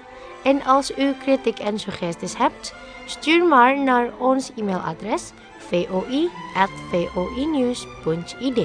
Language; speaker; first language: Dutch; non-native, fluent; Indonesian